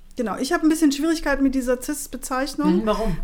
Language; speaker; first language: German; non-native, fluent; Spanish